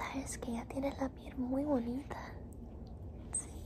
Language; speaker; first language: Spanish; early bilingual, heritage; Spanish